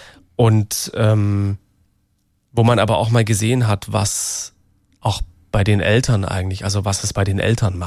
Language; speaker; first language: German; native; German